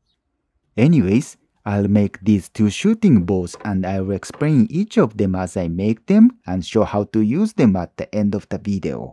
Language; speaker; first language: English; non-native, fluent; Japanese